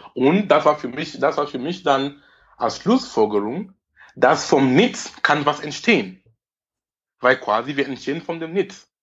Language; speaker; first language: German; non-native, fluent; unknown